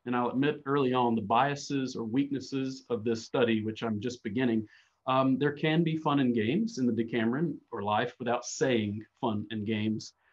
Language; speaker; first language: English; native; English